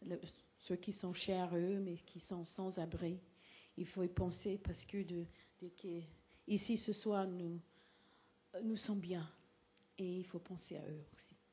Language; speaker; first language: French; non-native, fluent; English